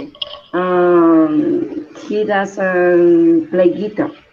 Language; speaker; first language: English; non-native, learner; Spanish